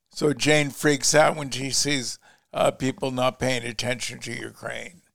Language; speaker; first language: English; native; English